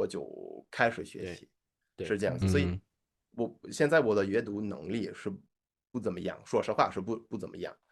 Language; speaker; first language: Chinese; non-native, fluent; English